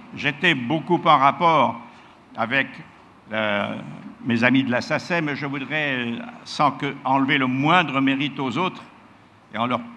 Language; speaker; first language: French; native; French